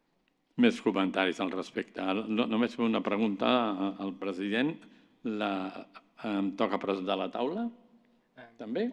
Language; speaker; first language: Catalan; native; Catalan